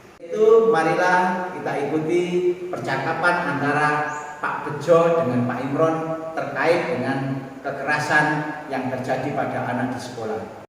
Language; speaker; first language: Indonesian; native; Indonesian